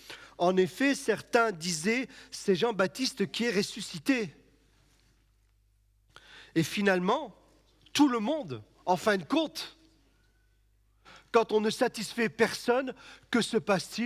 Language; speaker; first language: French; native; French